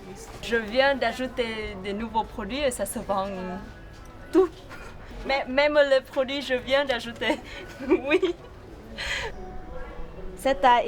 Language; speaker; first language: French; non-native, learner; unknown